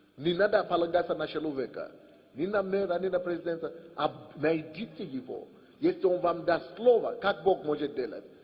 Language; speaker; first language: Russian; non-native, fluent; Yoruba